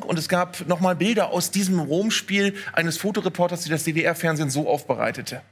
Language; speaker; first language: German; native; German